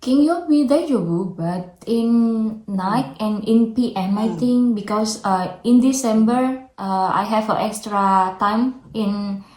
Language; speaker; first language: English; non-native, learner; Indonesian